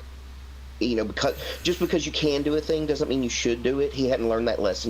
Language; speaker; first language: English; native; English